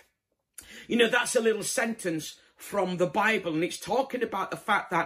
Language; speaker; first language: English; native; English